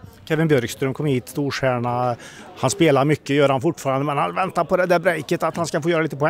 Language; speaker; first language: Swedish; native; Swedish